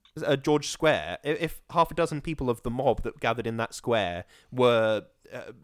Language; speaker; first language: English; native; English